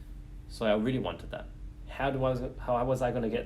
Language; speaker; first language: English; native; English